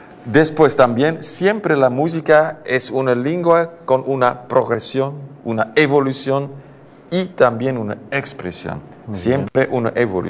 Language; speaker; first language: Spanish; non-native, learner; Dutch